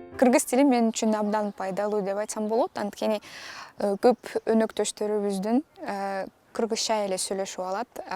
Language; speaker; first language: Kyrgyz; non-native, local second language; Russian